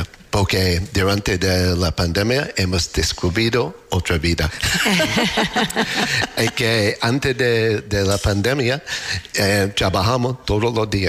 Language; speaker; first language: Spanish; non-native, learner; English